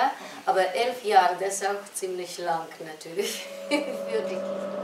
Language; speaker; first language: German; non-native, fluent; Russian